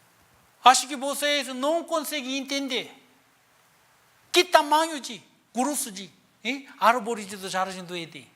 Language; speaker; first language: Portuguese; non-native, learner; Korean